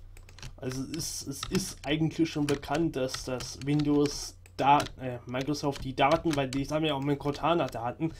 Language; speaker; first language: German; native; German